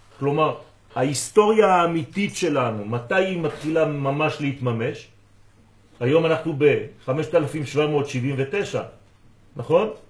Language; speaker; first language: Hebrew; non-native, fluent; French